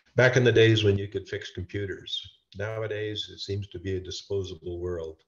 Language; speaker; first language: English; native; English